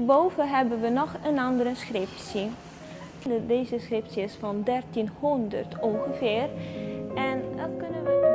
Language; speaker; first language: Dutch; early bilingual, heritage; Italian